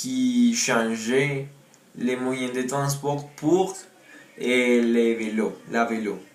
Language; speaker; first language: French; non-native, learner; Spanish